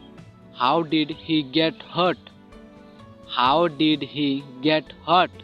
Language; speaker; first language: English; non-native, local second language; Odia